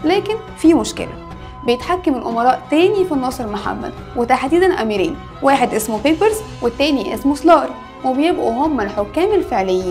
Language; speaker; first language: Arabic; native; Arabic